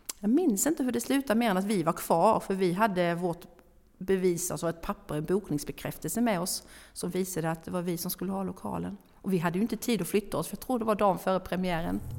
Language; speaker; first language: Swedish; native; Swedish